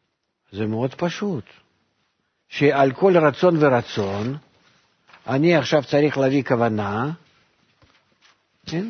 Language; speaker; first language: Hebrew; non-native, fluent; Russian